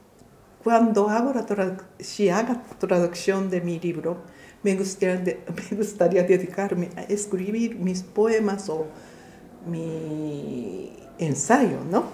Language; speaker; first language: Spanish; non-native, fluent; Japanese